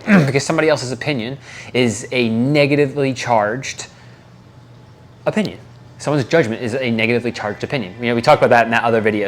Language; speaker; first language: English; native; English